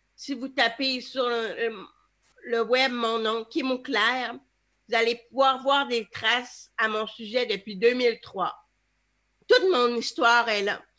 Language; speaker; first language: French; native; French